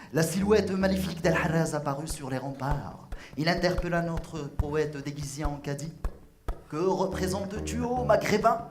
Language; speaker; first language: French; non-native, local second language; Arabic